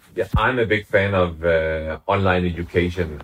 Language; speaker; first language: English; non-native, fluent; Danish